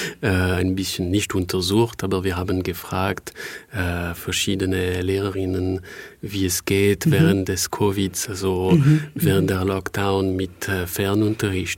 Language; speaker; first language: German; non-native, fluent; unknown